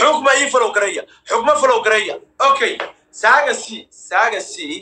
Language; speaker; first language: German; non-native, learner; Somali